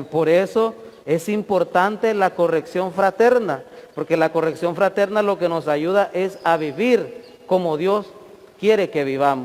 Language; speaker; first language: Spanish; native; Spanish